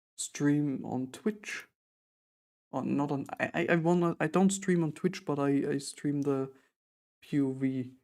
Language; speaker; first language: English; non-native, fluent; German